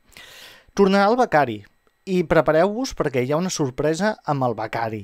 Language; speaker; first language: Catalan; native; Catalan